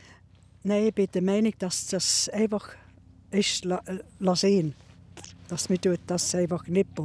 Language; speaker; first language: German; non-native, learner; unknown